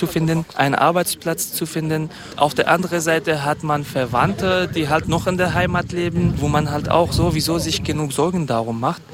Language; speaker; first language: German; non-native, fluent; Kurdish